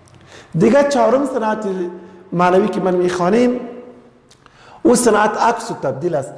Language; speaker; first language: Persian; non-native, local second language; Pashto